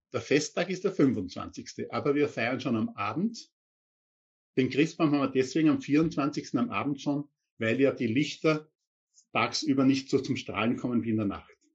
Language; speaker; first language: German; native; German